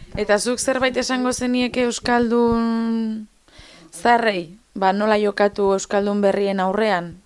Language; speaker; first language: Basque; native; Basque